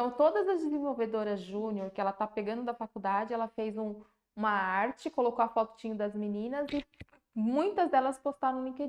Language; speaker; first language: Portuguese; native; Portuguese